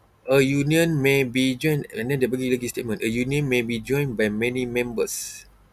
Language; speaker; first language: English; non-native, local second language; Malay